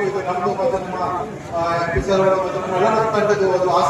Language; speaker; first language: Kannada; non-native, learner; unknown